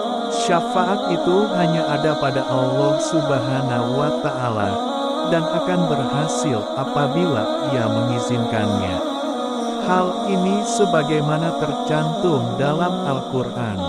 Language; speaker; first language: Indonesian; native; Indonesian